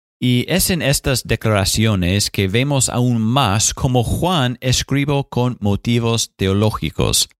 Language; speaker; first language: Spanish; non-native, fluent; English